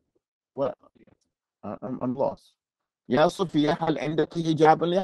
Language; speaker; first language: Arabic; non-native, fluent; English